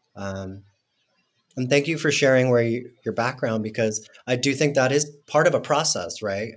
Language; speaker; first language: English; non-native, fluent; Spanish